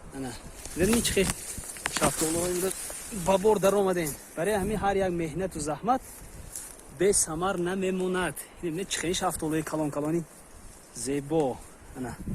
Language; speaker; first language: Tajik; native; Tajik